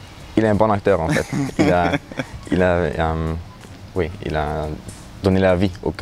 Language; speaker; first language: French; non-native, learner; German